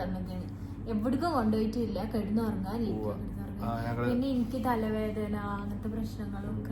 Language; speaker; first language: Malayalam; native; Malayalam